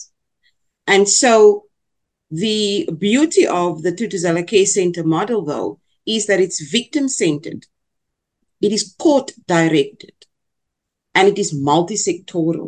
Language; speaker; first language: English; non-native, local second language; Afrikaans